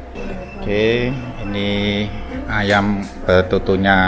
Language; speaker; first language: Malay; non-native, local second language; Javanese